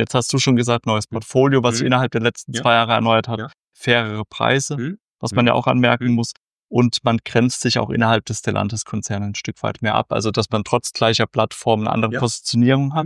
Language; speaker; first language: German; native; German